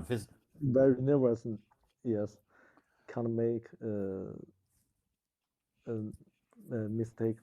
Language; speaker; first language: English; non-native, learner; Chinese